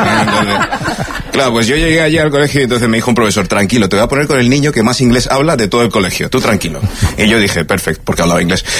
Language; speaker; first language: Spanish; early bilingual, other home language; English